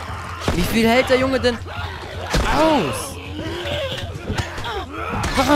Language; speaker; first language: German; native; German